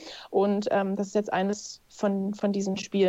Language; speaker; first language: German; native; German